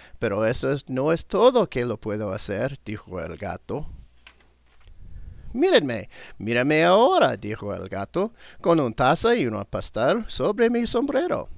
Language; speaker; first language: Spanish; non-native, learner; English